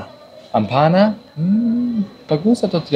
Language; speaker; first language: Indonesian; non-native, learner; German